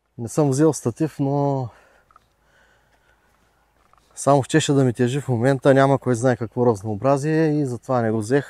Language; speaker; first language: Bulgarian; native; Bulgarian